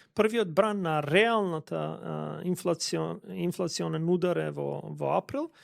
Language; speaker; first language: Macedonian; non-native, local second language; Albanian